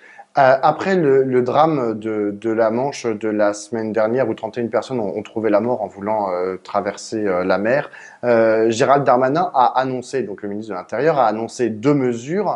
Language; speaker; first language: French; native; French